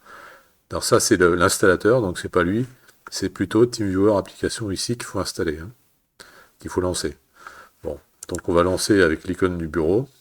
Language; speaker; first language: French; native; French